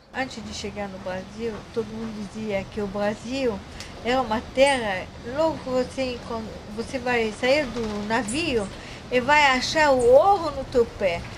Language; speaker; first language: Portuguese; non-native, fluent; French